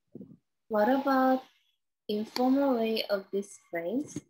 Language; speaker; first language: English; non-native, learner; Korean